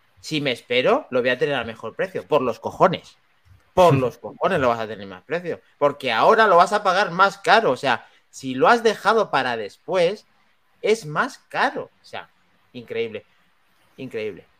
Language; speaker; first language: Spanish; native; Spanish